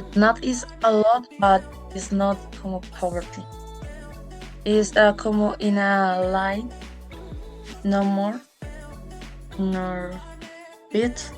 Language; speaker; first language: English; non-native, learner; Spanish